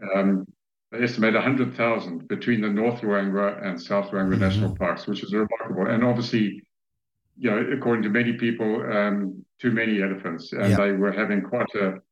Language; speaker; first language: English; native; English